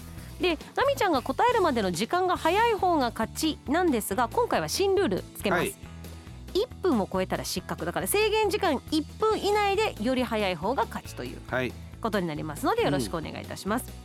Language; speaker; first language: Japanese; native; Japanese